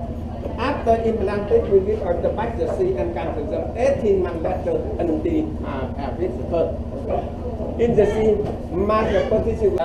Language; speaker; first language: English; non-native, learner; Vietnamese